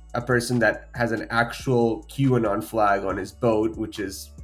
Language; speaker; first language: English; native; English